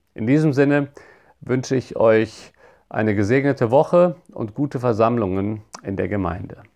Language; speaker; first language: German; native; German